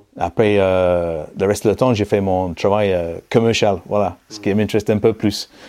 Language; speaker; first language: French; non-native, fluent; English